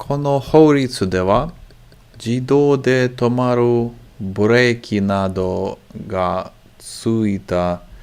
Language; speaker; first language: Japanese; non-native, learner; English